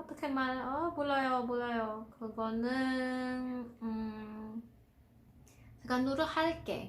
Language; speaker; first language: Korean; non-native, learner; Filipino